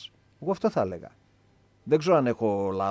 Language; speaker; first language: Greek; native; Greek